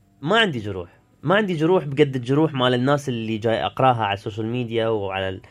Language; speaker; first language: Arabic; early bilingual, heritage; Arabic